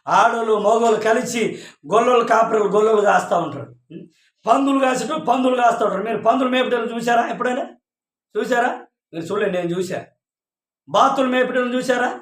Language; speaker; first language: Telugu; non-native, local second language; Koya